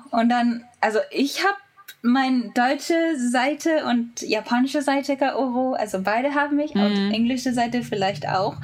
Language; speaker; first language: German; non-native, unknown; Japanese